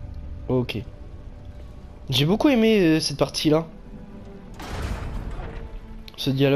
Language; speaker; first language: French; native; French